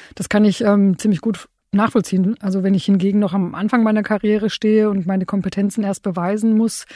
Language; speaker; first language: German; early bilingual, other home language; Romanian